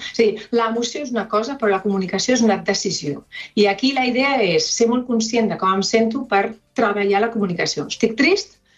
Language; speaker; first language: Catalan; non-native, local second language; Spanish